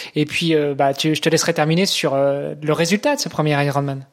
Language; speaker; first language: French; native; French